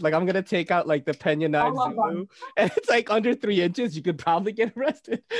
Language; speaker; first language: English; native; English